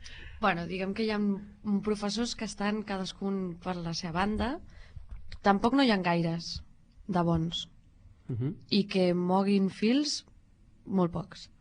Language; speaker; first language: Catalan; native; Catalan